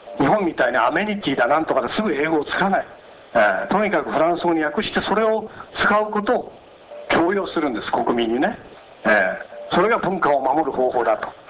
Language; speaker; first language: Japanese; native; Japanese